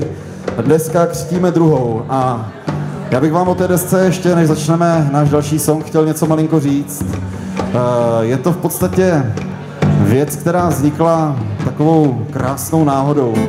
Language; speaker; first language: Czech; native; Czech